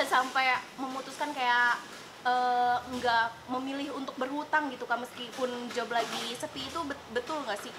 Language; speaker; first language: Indonesian; native; Indonesian